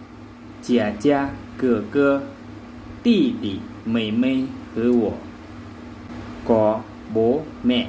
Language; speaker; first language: Chinese; non-native, learner; Lao